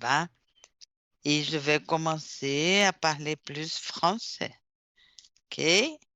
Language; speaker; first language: French; non-native, fluent; Portuguese